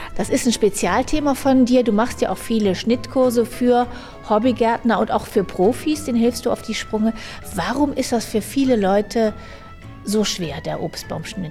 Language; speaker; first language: German; native; German